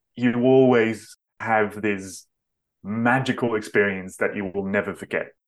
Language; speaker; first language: English; non-native, fluent; Dutch